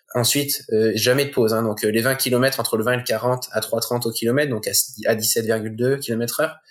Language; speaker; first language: French; native; French